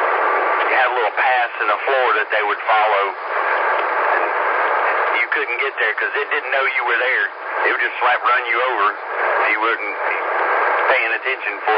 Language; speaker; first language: English; native; English